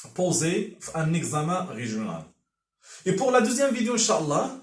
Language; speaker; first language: French; non-native, local second language; Arabic